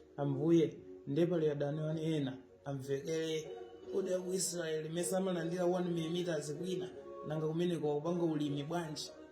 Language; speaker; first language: Nyanja; native; Nyanja